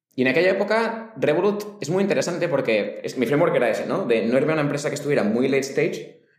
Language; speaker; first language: Spanish; native; Spanish